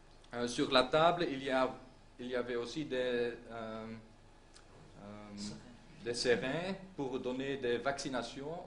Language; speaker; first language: French; non-native, local second language; Dutch